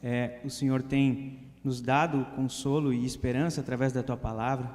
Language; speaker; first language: Portuguese; native; Portuguese